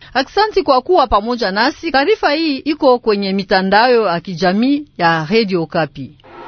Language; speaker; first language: Swahili; native; Swahili